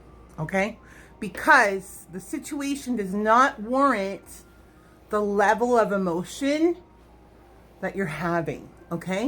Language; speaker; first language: English; native; English